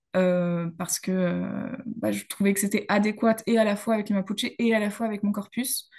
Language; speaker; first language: French; native; French